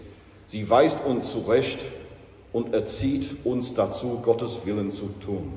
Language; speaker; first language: German; non-native, fluent; English